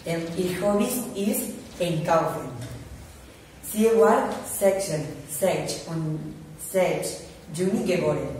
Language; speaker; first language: German; non-native, learner; Catalan